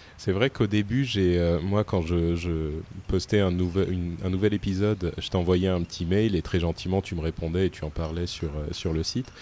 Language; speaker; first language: French; native; French